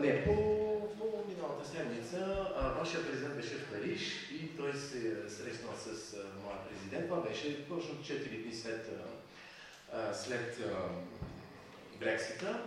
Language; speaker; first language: Bulgarian; non-native, fluent; French